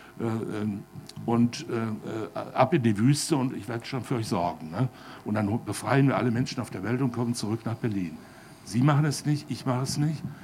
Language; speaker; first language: German; native; German